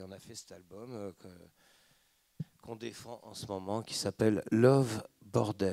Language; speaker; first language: French; native; French